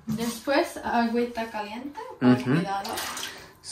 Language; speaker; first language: Spanish; non-native, learner; Finnish